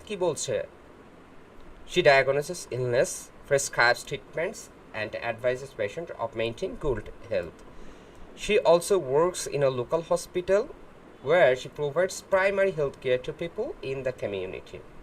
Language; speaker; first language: English; non-native, local second language; Bangla